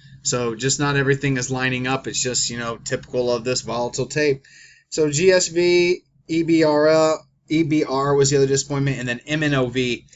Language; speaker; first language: English; native; English